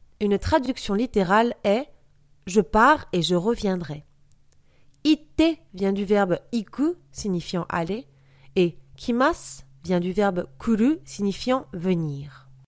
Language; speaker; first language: French; native; French